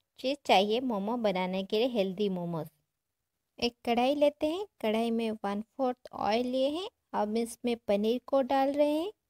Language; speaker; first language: Hindi; non-native, local second language; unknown